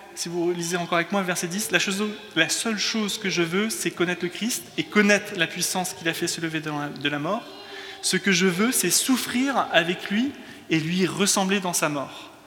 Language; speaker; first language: French; early bilingual, other home language; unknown